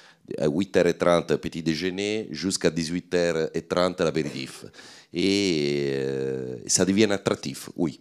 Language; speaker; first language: French; non-native, fluent; Italian